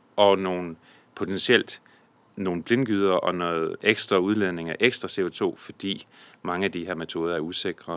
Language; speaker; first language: Danish; early bilingual, other home language; English